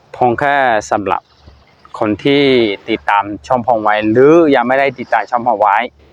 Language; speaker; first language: Thai; non-native, fluent; Burmese